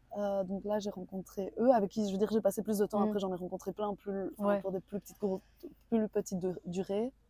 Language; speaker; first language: French; native; French